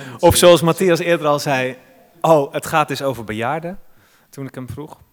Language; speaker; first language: Dutch; native; Dutch